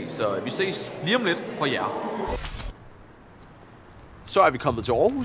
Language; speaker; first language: Danish; native; Danish